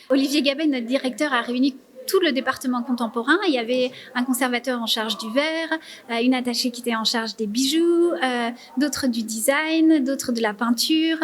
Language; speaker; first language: French; native; French